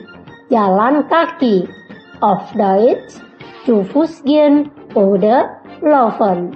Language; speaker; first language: German; non-native, fluent; Indonesian